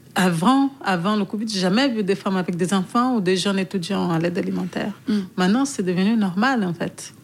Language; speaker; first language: French; non-native, fluent; Portuguese